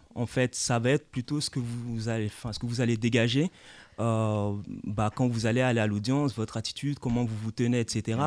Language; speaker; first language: French; early bilingual, other home language; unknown